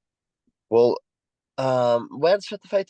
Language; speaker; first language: English; native; English